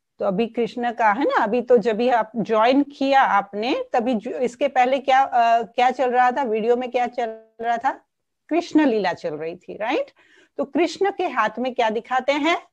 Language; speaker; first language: Hindi; non-native, local second language; Gujarati